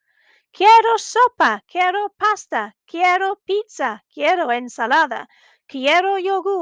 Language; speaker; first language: Spanish; non-native, fluent; English